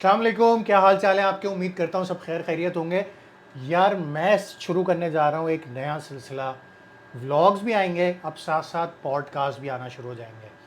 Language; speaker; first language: Urdu; native; Urdu